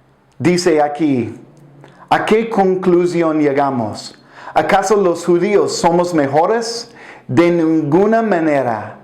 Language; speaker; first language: Spanish; non-native, fluent; English